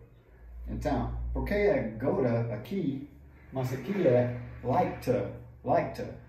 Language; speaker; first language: Portuguese; non-native, fluent; English